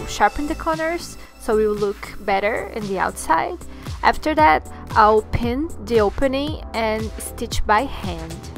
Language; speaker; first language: English; non-native, learner; Portuguese